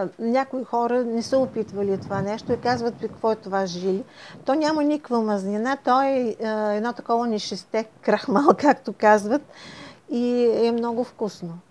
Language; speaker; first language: Bulgarian; native; Bulgarian